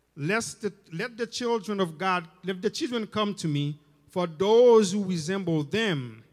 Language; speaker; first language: English; non-native, fluent; Haitian Creole